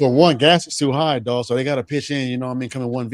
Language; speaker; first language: English; native; English